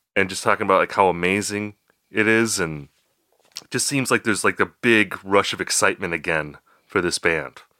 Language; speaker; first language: English; native; English